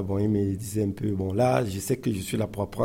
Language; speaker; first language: French; non-native, learner; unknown